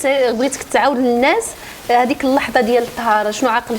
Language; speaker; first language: Arabic; native; Arabic